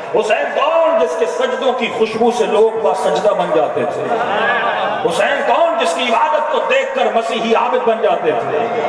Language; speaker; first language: Urdu; non-native, local second language; Sindhi